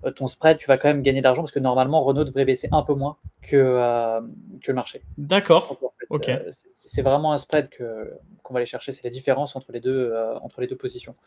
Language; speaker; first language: French; native; French